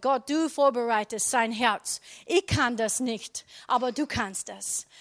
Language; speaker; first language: German; non-native, learner; English